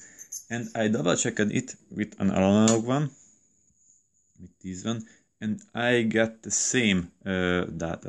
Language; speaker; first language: English; non-native, learner; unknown